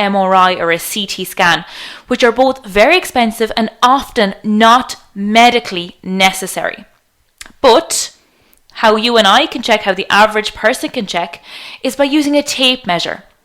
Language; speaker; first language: English; native; English